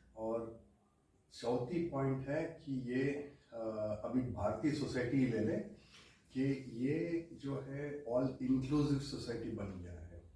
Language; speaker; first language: Hindi; non-native, local second language; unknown